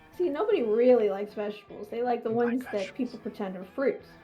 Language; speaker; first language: English; native; English